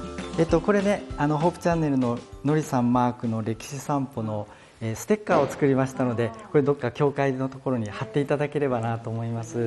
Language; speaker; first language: Japanese; native; Japanese